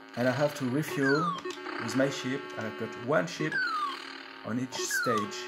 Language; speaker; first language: English; non-native, learner; French